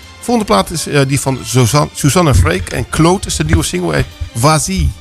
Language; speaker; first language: Dutch; native; Dutch